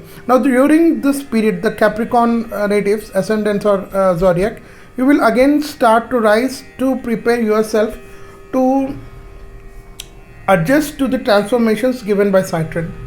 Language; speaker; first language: English; non-native, local second language; Hindi